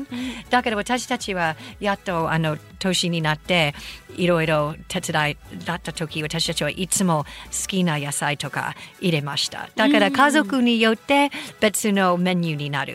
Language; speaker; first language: Japanese; non-native, fluent; English